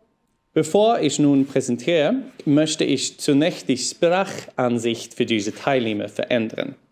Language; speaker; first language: German; non-native, fluent; Swedish